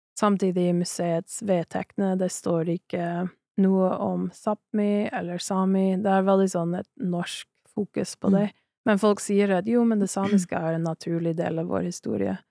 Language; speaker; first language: Norwegian; non-native, fluent; English